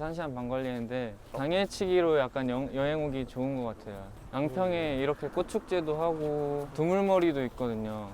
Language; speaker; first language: Korean; native; Korean